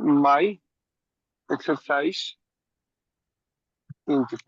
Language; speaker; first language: English; non-native, learner; Spanish